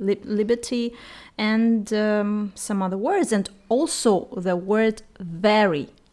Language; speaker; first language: English; non-native, fluent; Russian